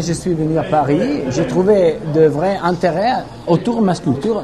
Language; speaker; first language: French; non-native, fluent; Italian